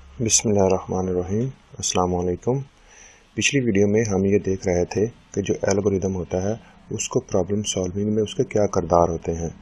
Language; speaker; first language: Urdu; native; Urdu